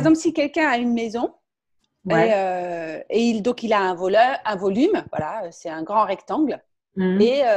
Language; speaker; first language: French; native; French